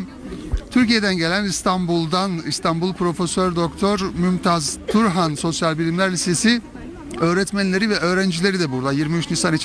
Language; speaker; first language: Turkish; native; Turkish